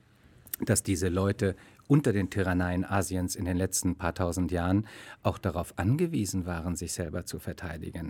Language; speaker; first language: German; native; German